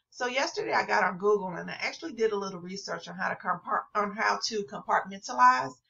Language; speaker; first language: English; native; English